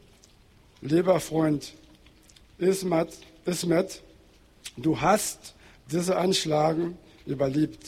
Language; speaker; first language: German; non-native, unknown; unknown